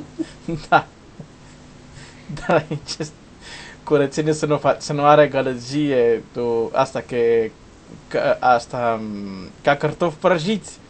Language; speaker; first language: Romanian; non-native, learner; Portuguese